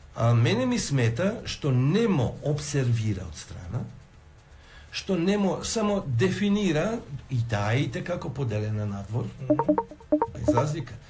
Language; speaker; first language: Macedonian; non-native, local second language; Albanian